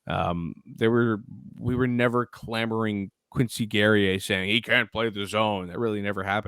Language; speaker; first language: English; native; English